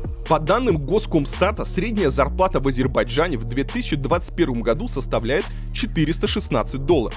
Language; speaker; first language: Russian; native; Russian